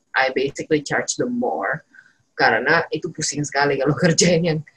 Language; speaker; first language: Indonesian; native; Indonesian